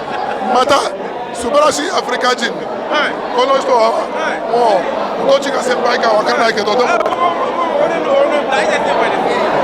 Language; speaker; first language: Japanese; non-native, fluent; Igbo